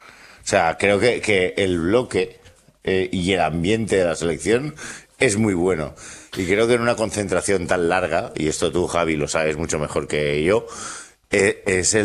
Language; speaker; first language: Spanish; native; Spanish